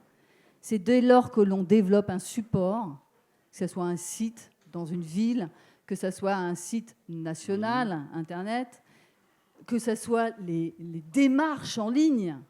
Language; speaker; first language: French; native; French